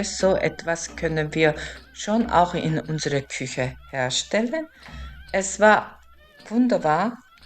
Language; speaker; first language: German; non-native, fluent; Korean